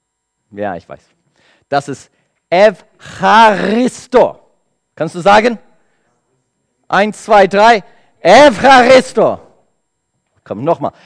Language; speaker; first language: German; non-native, learner; English